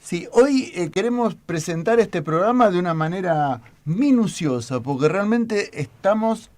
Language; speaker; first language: Spanish; native; Spanish